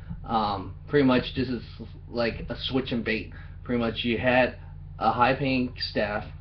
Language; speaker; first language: English; native; English